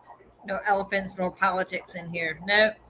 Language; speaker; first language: English; native; English